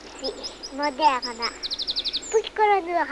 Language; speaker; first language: Italian; non-native, learner; Japanese